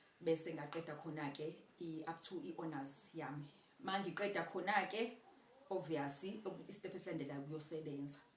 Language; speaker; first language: Zulu; native; Zulu